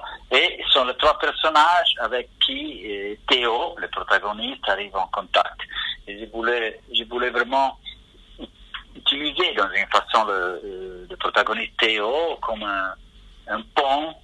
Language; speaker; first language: French; non-native, fluent; Italian